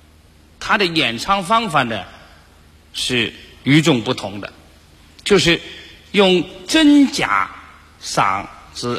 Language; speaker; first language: Chinese; native; Chinese